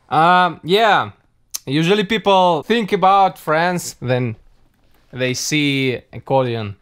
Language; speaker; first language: English; non-native, learner; Russian